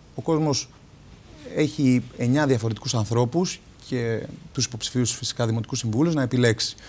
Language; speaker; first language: Greek; native; Greek